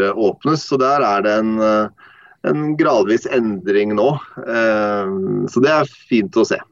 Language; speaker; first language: Norwegian; non-native, fluent; English